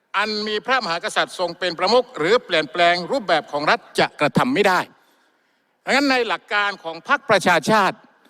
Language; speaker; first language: Thai; non-native, local second language; Malay